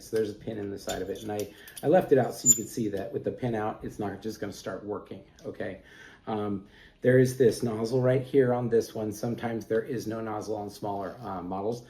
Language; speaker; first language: English; native; English